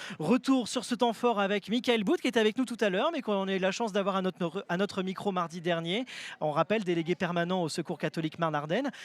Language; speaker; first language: French; native; French